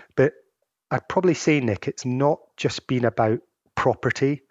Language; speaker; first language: English; native; English